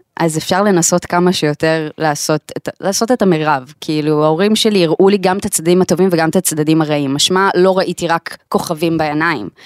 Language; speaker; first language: Hebrew; native; Hebrew